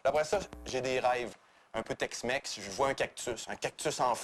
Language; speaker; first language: French; native; French